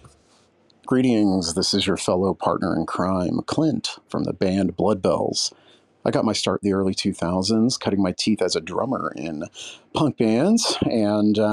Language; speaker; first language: English; native; English